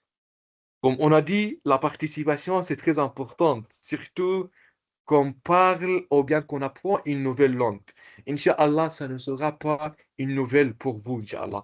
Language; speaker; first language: French; non-native, fluent; Arabic